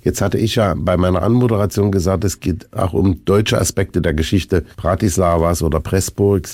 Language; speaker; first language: German; native; German